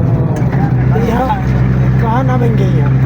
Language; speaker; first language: Hindi; non-native, learner; Bangla